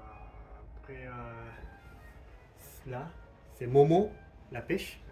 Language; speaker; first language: French; non-native, learner; Japanese